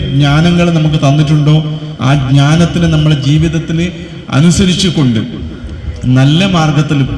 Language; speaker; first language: Malayalam; non-native, local second language; Kannada